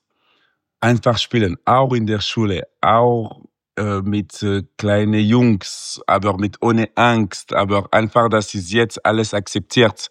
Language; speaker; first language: German; non-native, local second language; French